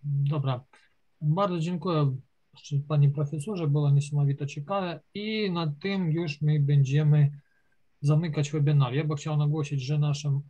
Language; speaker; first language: Polish; non-native, fluent; Ukrainian